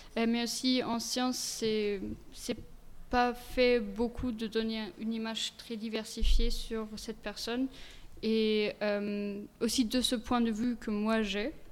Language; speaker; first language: French; non-native, fluent; German